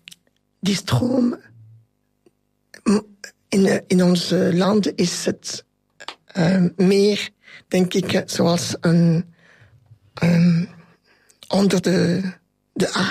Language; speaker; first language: Dutch; non-native, local second language; French